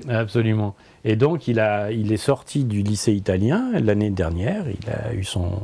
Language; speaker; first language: French; native; French